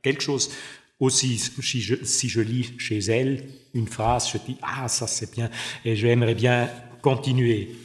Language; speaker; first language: French; non-native, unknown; German